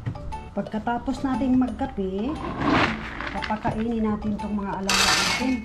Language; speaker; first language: Filipino; non-native, local second language; Cebuano